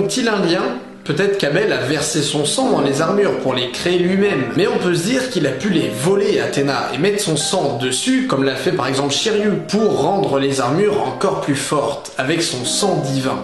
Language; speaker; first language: French; native; French